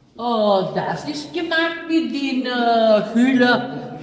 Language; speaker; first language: German; non-native, learner; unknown